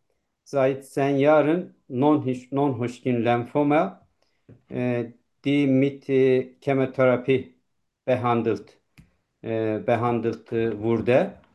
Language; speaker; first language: German; non-native, learner; Turkish